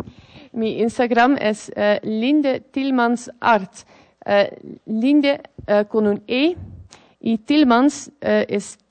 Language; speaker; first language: Spanish; non-native, learner; Dutch